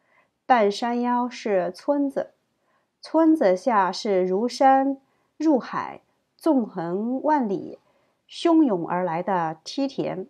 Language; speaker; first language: Chinese; native; Chinese